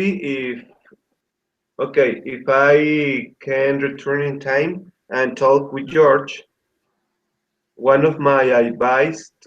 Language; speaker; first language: English; non-native, learner; Spanish